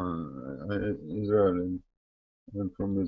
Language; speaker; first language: English; non-native, learner; Russian